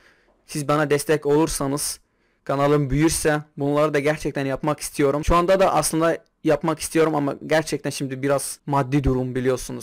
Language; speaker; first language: Turkish; non-native, local second language; Kurdish